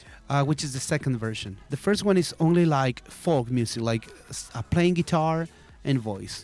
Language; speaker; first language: English; non-native, fluent; Spanish